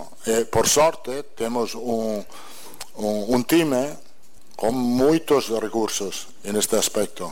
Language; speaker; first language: Portuguese; non-native, learner; Italian